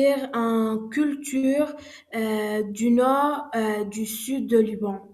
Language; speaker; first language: French; non-native, learner; Arabic